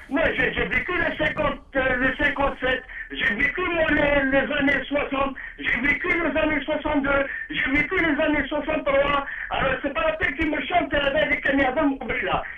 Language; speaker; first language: French; non-native, local second language; Arabic